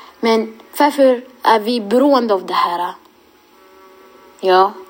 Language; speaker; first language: Swedish; non-native, local second language; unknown